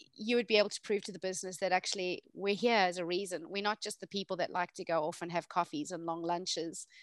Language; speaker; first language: English; native; English